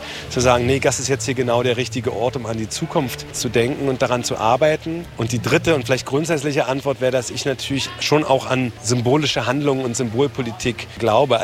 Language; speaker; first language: German; native; German